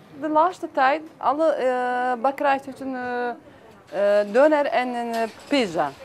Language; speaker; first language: Dutch; non-native, learner; Turkish